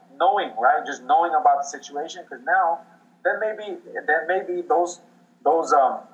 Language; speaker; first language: English; native; English